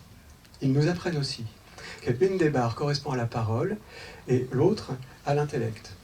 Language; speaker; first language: French; native; French